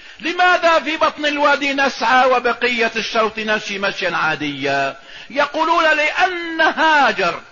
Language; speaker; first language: Arabic; native; Arabic